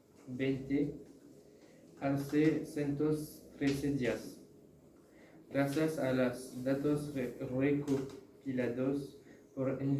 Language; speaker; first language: Spanish; non-native, learner; French